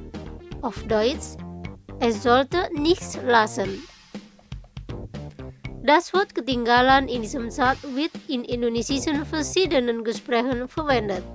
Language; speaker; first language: German; non-native, fluent; Indonesian